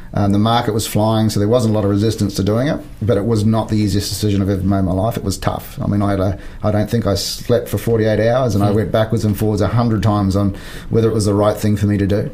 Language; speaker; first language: English; native; English